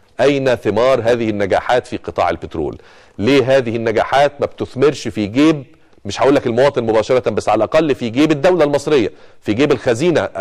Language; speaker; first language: Arabic; native; Arabic